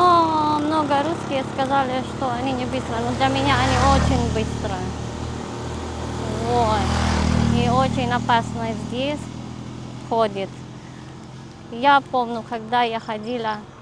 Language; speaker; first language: Russian; non-native, learner; Filipino